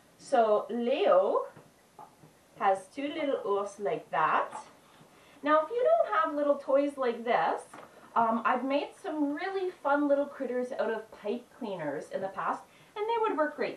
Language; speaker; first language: English; native; English